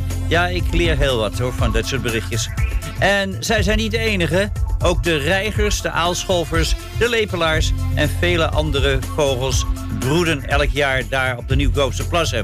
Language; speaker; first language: Dutch; native; Dutch